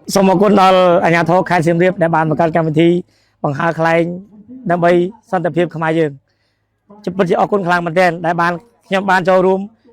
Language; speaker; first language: Khmer; native; Khmer